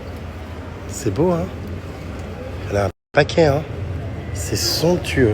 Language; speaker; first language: French; native; French